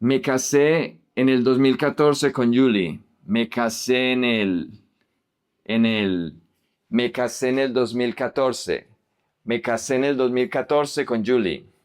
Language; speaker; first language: Spanish; non-native, fluent; English